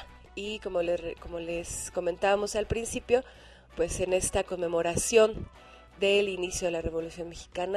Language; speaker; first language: Spanish; native; Spanish